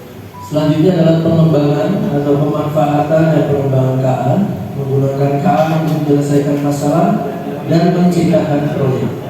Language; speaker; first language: Indonesian; native; Indonesian